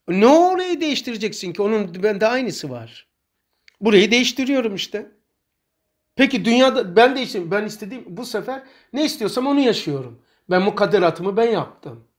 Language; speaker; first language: Turkish; native; Turkish